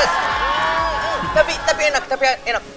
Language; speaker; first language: Indonesian; non-native, fluent; Japanese